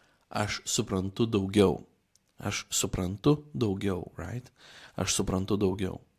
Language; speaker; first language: Lithuanian; non-native, fluent; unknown